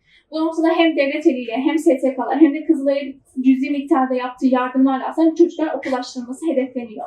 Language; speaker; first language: Turkish; native; Turkish